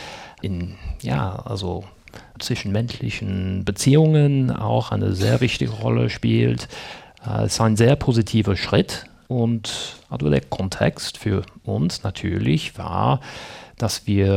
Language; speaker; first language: German; non-native, fluent; English